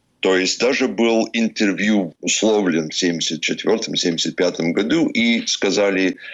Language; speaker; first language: Russian; early bilingual, heritage; English